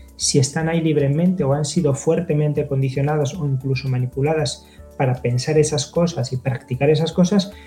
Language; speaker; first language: Spanish; native; Spanish